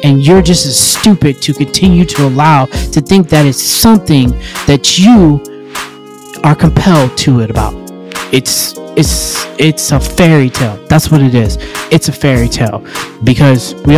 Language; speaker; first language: English; native; English